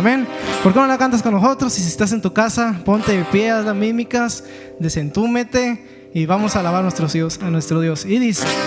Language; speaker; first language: Spanish; native; Spanish